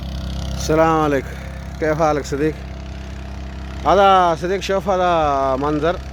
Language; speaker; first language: Arabic; non-native, learner; Urdu